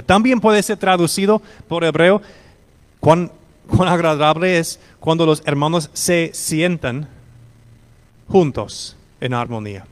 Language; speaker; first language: Spanish; non-native, fluent; English